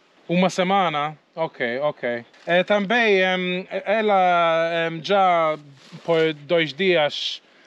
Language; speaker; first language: Portuguese; non-native, learner; English